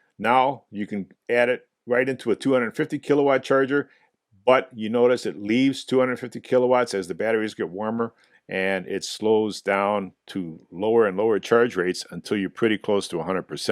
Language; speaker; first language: English; native; English